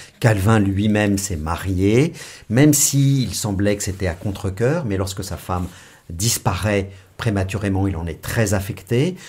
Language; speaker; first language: French; native; French